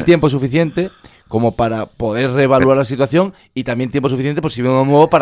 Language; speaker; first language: Spanish; native; Spanish